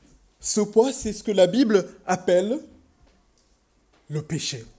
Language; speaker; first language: French; native; French